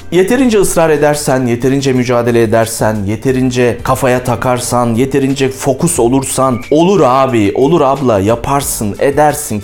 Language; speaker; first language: Turkish; native; Turkish